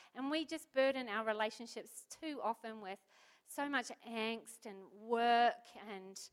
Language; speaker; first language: English; native; English